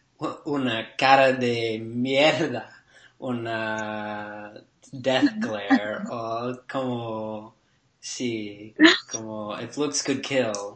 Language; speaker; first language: Spanish; non-native, learner; English